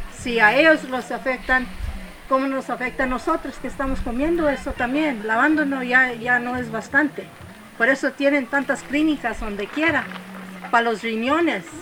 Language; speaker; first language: Spanish; early bilingual, heritage; Spanish